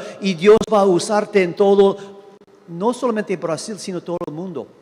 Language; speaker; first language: Spanish; non-native, fluent; English